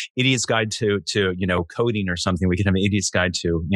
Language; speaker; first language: English; native; English